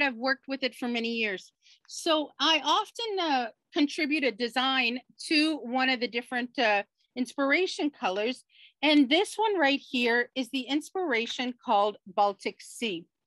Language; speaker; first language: English; native; English